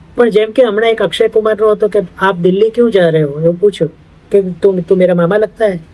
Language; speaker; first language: Gujarati; native; Gujarati